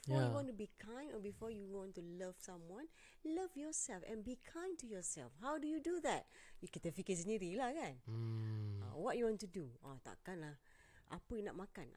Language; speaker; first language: English; non-native, local second language; Malay